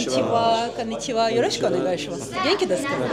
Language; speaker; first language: Japanese; non-native, learner; Turkish